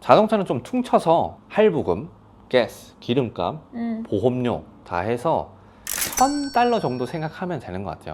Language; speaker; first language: Korean; non-native, local second language; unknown